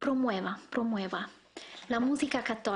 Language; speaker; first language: Spanish; non-native, fluent; Italian